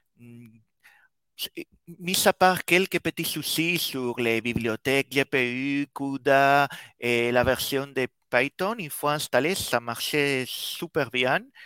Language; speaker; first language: French; non-native, fluent; Spanish